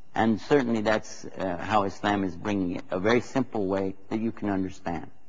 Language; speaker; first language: English; native; English